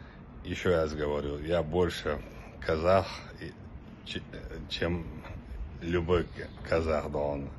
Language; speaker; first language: Russian; non-native, local second language; Chechen